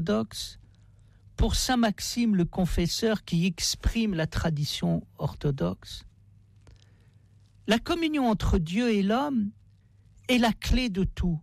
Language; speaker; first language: French; native; French